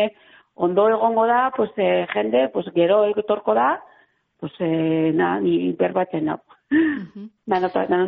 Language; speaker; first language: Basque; non-native, local second language; Spanish